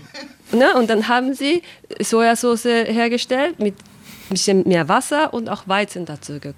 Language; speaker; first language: German; non-native, fluent; Japanese